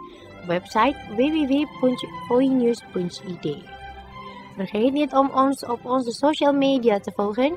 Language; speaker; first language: Dutch; non-native, fluent; Indonesian